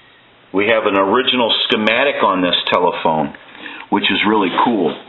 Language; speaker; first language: English; native; English